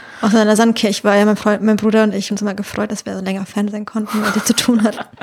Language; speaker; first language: German; native; German